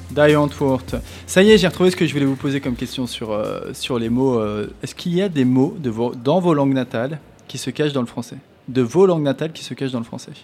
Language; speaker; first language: French; native; French